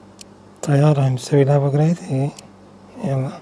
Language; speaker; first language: Arabic; native; Arabic